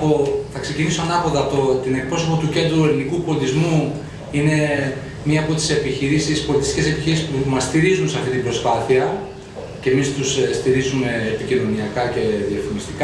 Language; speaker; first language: Greek; native; Greek